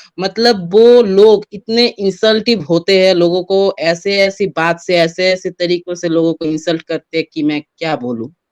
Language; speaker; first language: Hindi; non-native, fluent; Bangla